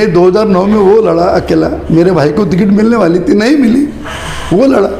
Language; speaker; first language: Hindi; non-native, local second language; Marathi